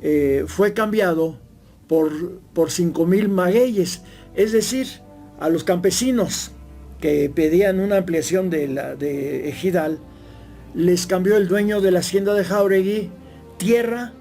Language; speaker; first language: Spanish; native; Spanish